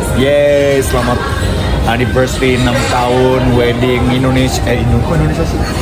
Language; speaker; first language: Indonesian; non-native, fluent; Japanese